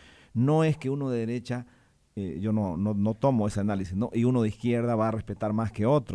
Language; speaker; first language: Spanish; native; Spanish